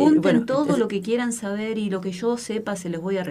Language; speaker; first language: Spanish; native; Spanish